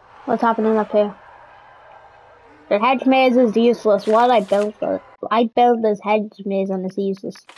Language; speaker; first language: English; native; English